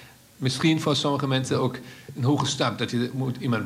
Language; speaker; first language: Dutch; non-native, fluent; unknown